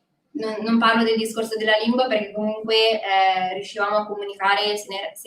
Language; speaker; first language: Italian; native; Italian